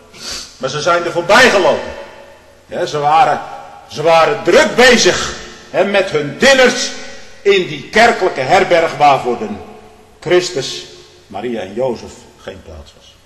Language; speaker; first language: Dutch; native; Dutch